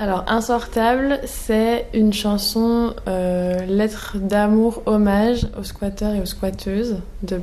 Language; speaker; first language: French; native; French